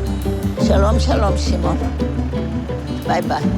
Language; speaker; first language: Hebrew; non-native, fluent; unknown